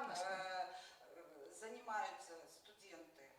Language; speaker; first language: Russian; native; Russian